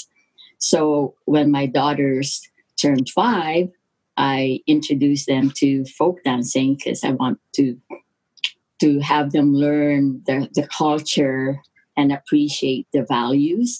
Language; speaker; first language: English; non-native, local second language; Filipino